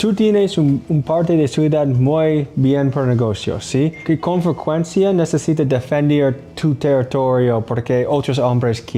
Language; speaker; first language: Spanish; non-native, learner; English